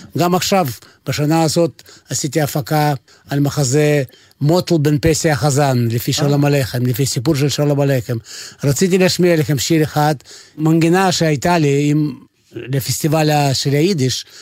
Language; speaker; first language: Hebrew; non-native, fluent; Russian